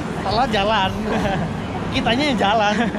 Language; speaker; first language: Indonesian; native; Indonesian